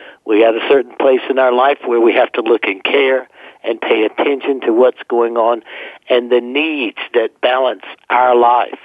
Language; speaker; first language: English; native; English